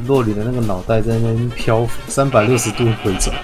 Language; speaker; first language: Chinese; native; Chinese